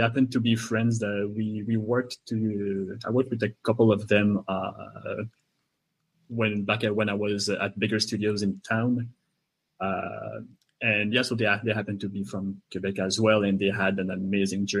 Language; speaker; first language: English; non-native, fluent; French